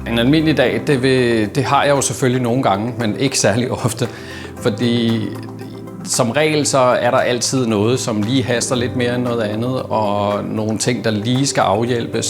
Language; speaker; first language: Danish; native; Danish